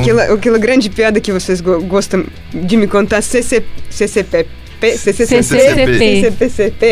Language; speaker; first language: Portuguese; non-native, fluent; Russian